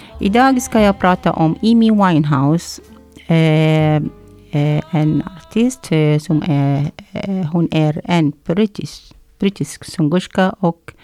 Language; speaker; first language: Swedish; non-native, learner; Arabic